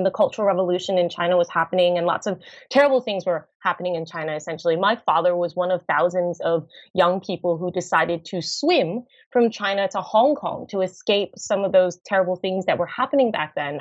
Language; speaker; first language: English; native; English